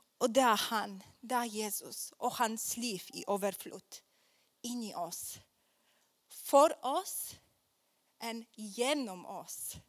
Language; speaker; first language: Swedish; non-native, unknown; Polish